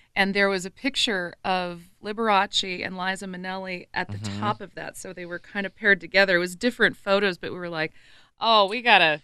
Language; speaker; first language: English; native; English